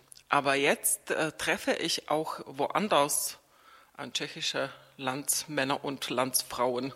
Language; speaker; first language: German; non-native, fluent; Czech